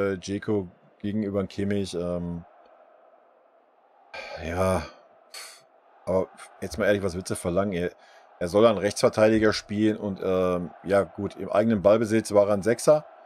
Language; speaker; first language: German; native; German